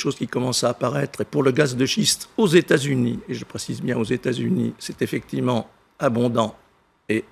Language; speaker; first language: French; native; French